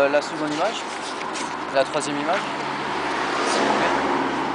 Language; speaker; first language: French; native; French